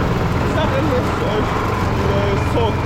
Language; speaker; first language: Russian; non-native, learner; Pashto